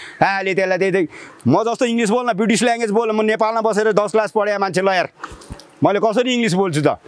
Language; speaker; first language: Nepali; native; Nepali